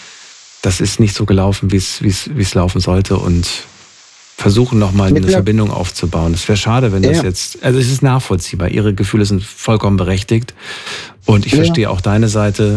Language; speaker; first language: German; native; German